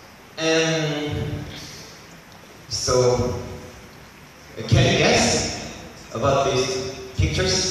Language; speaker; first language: English; non-native, learner; Korean